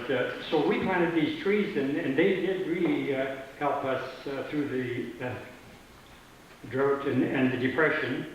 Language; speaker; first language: English; native; English